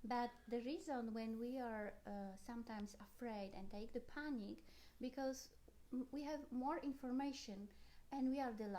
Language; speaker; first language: English; non-native, learner; Polish